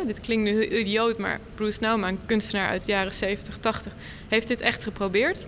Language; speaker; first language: Dutch; native; Dutch